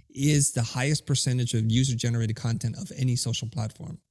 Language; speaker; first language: English; early bilingual, other home language; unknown